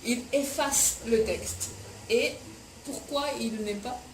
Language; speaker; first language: French; non-native, fluent; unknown